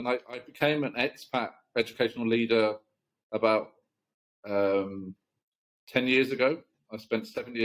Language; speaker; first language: English; native; English